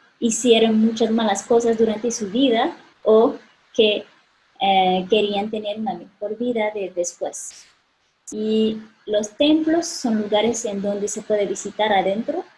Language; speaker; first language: Spanish; non-native, fluent; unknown